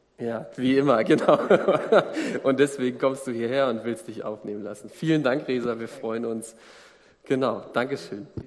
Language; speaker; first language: German; native; German